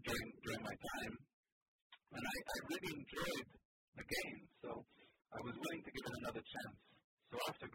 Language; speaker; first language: English; non-native, fluent; Hebrew